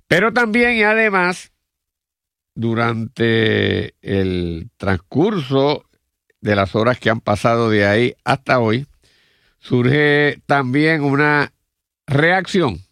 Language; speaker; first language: Spanish; native; Spanish